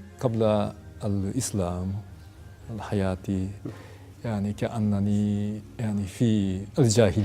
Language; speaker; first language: Arabic; non-native, fluent; Japanese